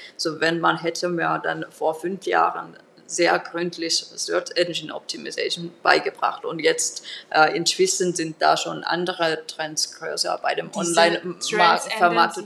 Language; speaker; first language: German; non-native, fluent; Finnish